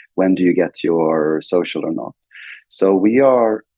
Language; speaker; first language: English; non-native, fluent; Swedish